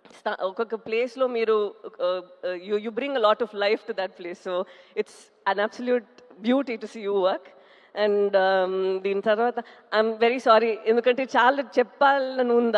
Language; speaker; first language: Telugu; non-native, local second language; Tamil